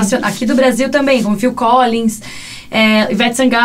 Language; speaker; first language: Portuguese; native; Portuguese